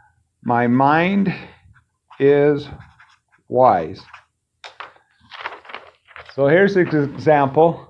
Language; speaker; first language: English; native; English